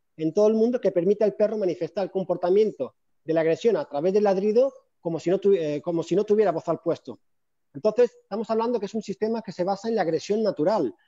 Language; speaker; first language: Spanish; native; Spanish